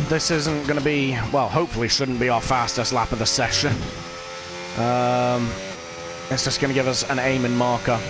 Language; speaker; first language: English; native; English